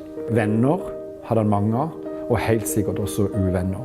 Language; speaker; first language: Norwegian; native; Norwegian